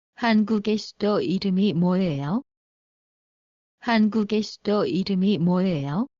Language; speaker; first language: Korean; non-native, learner; Bangla